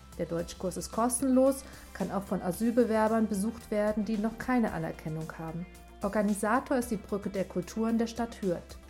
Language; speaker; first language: German; native; German